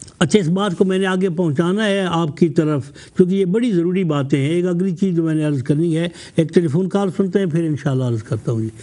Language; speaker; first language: Urdu; non-native, local second language; Punjabi